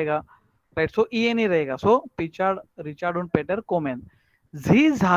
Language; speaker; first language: German; non-native, learner; Marathi